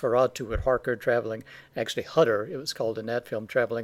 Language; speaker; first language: English; native; English